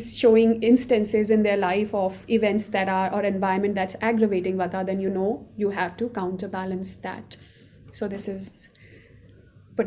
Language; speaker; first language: English; non-native, local second language; Hindi